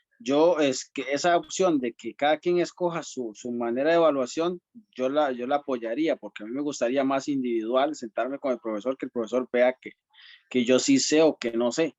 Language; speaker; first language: Spanish; native; Spanish